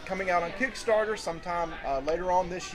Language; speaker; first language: English; native; English